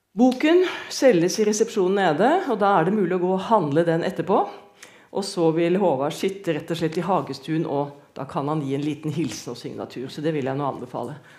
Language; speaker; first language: Norwegian; native; Norwegian